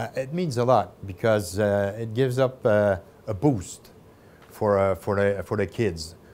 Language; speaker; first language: English; non-native, fluent; French